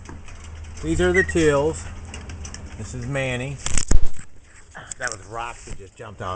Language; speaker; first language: English; native; English